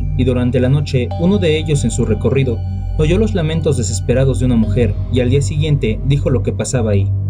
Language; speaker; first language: Spanish; native; Spanish